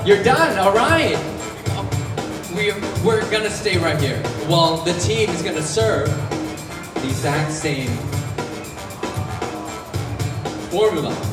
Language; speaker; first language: English; non-native, fluent; Thai